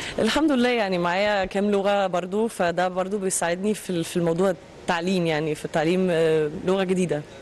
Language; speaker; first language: Arabic; non-native, fluent; Danish